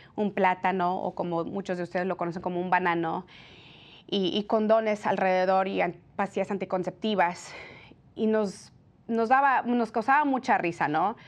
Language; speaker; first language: Spanish; early bilingual, heritage; Spanish